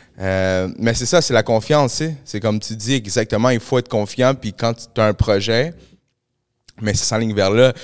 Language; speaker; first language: French; early bilingual, other home language; Spanish